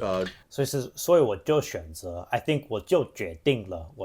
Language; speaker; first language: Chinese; non-native, fluent; English